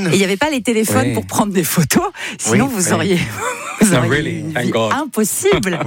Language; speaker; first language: French; native; French